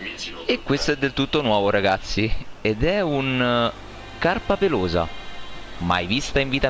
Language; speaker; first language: Italian; native; Italian